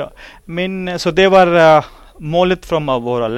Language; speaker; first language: Swedish; non-native, learner; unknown